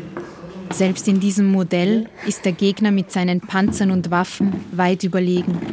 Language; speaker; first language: German; native; German